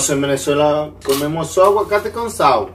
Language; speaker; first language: Portuguese; non-native, learner; Spanish